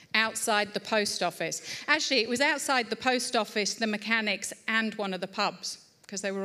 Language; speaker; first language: English; native; English